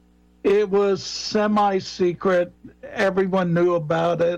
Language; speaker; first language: English; native; English